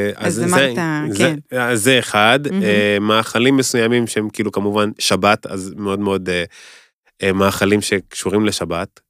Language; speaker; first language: Hebrew; native; Hebrew